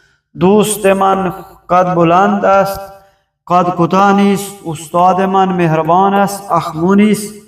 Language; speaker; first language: Persian; non-native, fluent; Urdu